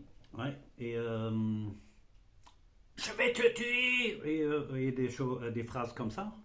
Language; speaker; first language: French; non-native, fluent; German